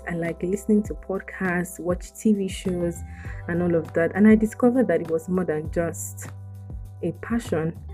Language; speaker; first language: English; non-native, local second language; Yoruba